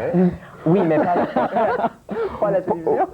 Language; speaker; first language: French; non-native, local second language; English